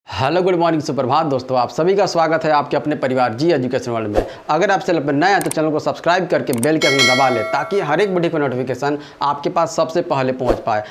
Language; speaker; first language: Hindi; native; Hindi